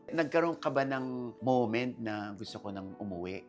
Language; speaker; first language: Filipino; native; Filipino